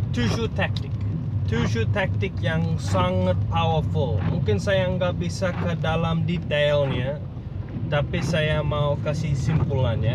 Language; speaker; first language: Indonesian; non-native, fluent; English